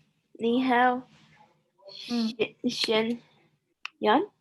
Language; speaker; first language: Chinese; non-native, learner; English